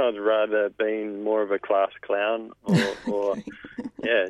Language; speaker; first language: English; native; English